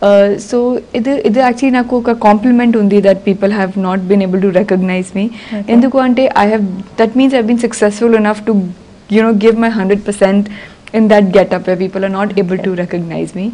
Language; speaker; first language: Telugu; non-native, learner; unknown